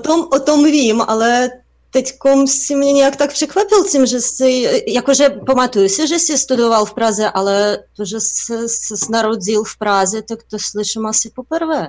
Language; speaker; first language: Czech; non-native, fluent; Russian